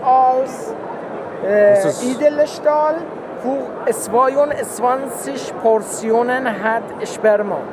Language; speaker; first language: German; non-native, learner; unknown